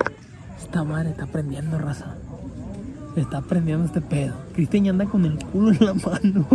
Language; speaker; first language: Spanish; native; Spanish